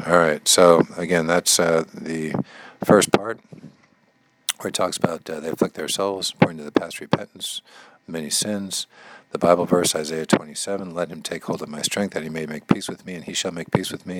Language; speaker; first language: English; native; English